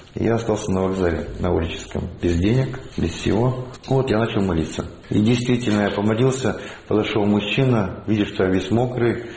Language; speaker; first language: Russian; native; Russian